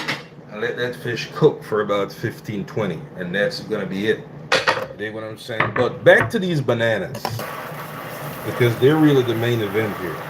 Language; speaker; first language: English; native; English